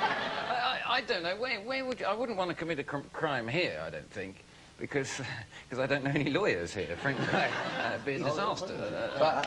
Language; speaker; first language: English; native; English